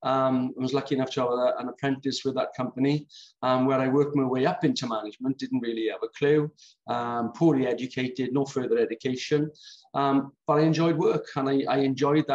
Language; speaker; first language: English; native; English